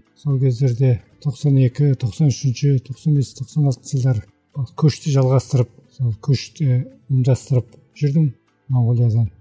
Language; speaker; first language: Kazakh; early bilingual, heritage; Kazakh